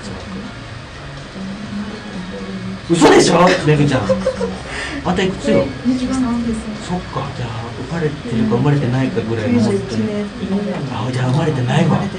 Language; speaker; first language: Japanese; native; Japanese